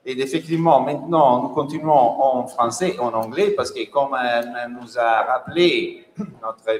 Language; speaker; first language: French; non-native, fluent; Italian